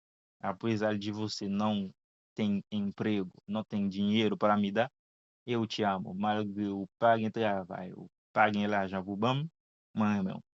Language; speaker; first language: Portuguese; non-native, fluent; Haitian Creole